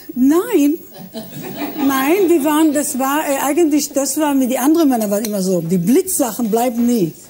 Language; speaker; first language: German; non-native, fluent; Hebrew